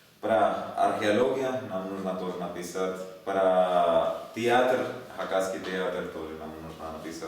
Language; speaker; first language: Russian; non-native, learner; Spanish